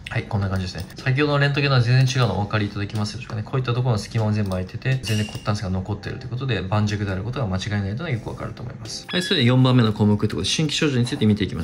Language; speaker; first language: Japanese; native; Japanese